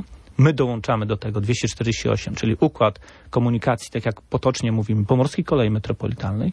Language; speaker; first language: Polish; native; Polish